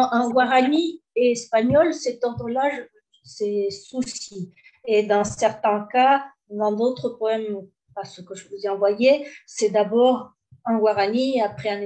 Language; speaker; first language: French; early bilingual, heritage; French